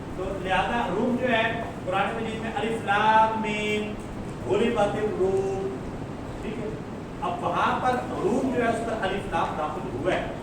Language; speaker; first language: Urdu; non-native, local second language; Punjabi